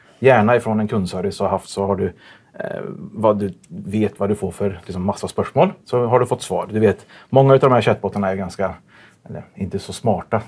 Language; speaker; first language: Swedish; native; Swedish